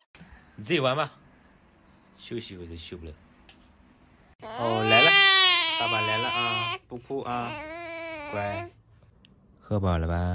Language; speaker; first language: Chinese; native; Chinese